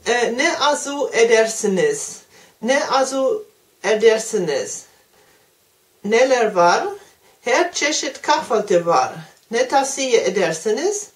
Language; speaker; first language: Turkish; non-native, learner; German